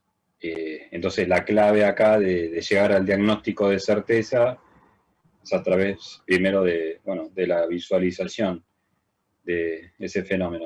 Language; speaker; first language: Spanish; native; Spanish